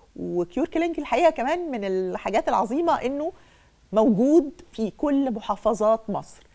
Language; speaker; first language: Egyptian Arabic; native; Egyptian Arabic